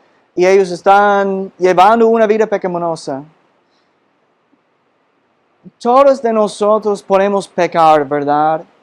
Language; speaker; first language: Spanish; non-native, fluent; English